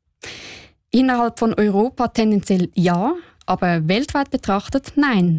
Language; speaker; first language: German; native; German